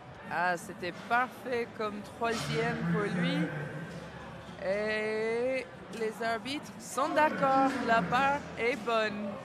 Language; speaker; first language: French; non-native, fluent; English